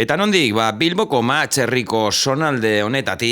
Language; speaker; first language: Basque; native; Basque